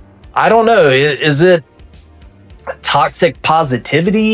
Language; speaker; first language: English; native; English